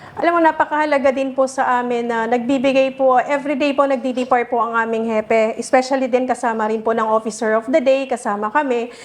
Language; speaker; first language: Filipino; native; Filipino